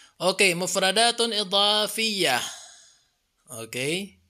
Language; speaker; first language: Arabic; non-native, fluent; Filipino